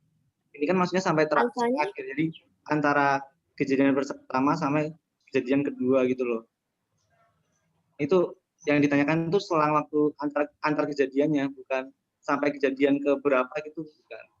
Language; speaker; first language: Indonesian; native; Indonesian